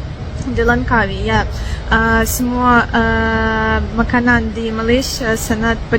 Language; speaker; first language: Indonesian; non-native, learner; Russian